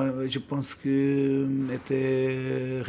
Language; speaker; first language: French; non-native, learner; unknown